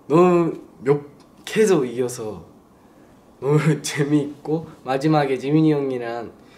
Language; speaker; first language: Korean; non-native, learner; Japanese